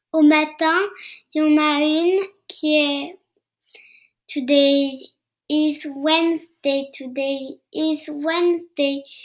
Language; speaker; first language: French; early bilingual, heritage; French